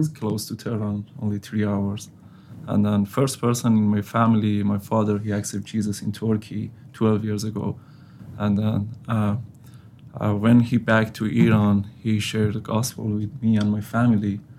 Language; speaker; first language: English; non-native, learner; Persian